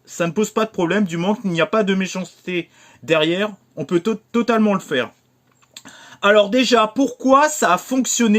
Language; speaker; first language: French; native; French